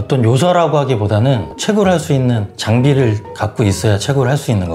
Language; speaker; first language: Korean; native; Korean